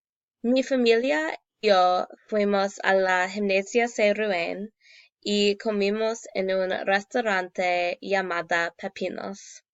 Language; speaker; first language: Spanish; non-native, learner; English